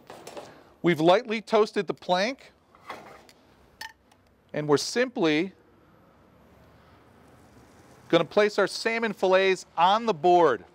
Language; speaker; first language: English; native; English